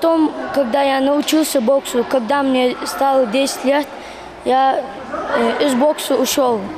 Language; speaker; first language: Russian; non-native, local second language; Ingush